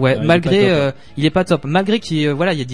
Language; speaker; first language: French; native; French